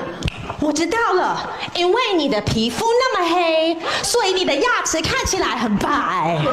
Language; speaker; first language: Chinese; non-native, fluent; English